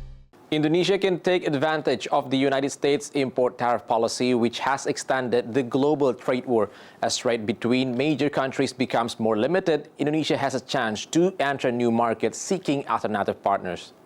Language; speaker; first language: English; non-native, fluent; Indonesian